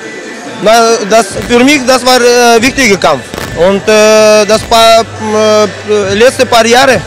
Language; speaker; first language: German; non-native, learner; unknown